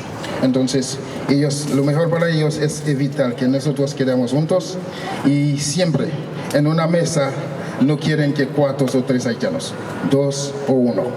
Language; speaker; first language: Spanish; non-native, local second language; Haitian Creole